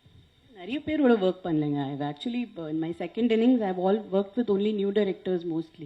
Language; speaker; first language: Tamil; non-native, local second language; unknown